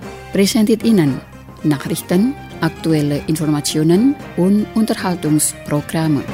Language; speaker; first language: German; non-native, fluent; Indonesian